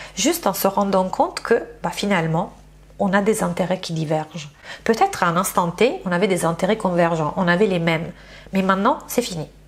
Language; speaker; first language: French; non-native, fluent; Italian